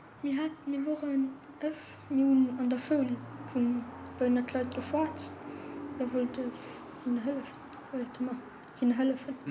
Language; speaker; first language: German; non-native, learner; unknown